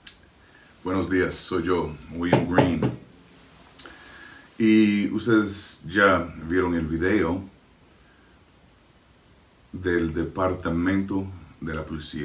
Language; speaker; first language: Spanish; non-native, fluent; English